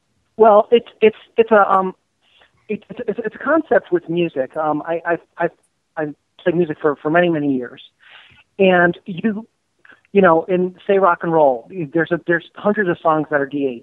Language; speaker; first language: English; native; English